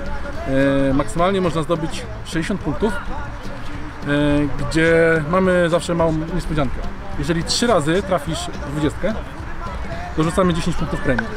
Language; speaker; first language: Polish; native; Polish